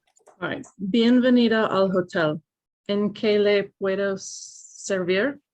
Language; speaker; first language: Spanish; non-native, learner; English